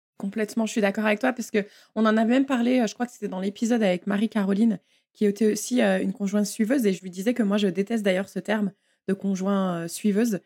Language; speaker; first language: French; native; French